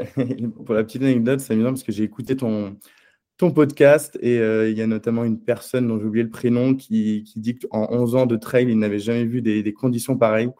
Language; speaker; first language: French; native; French